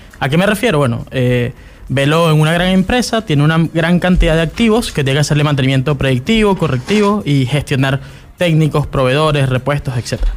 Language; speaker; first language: Spanish; native; Spanish